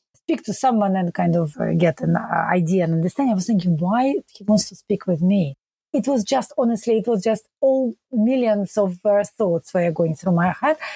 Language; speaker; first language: English; non-native, fluent; Russian